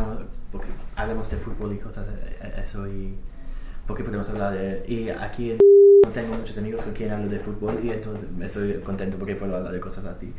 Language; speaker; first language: Spanish; non-native, fluent; English